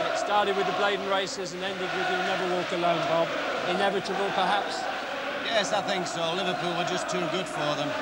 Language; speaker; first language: English; native; English